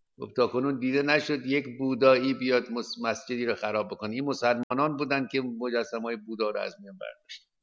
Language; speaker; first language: Persian; native; Persian